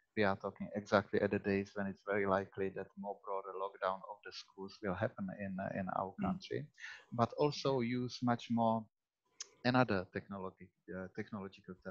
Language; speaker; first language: English; non-native, fluent; Czech